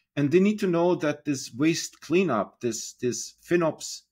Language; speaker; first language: English; non-native, fluent; German